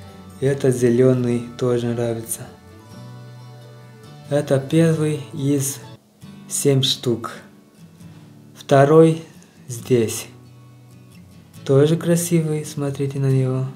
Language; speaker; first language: Russian; non-native, learner; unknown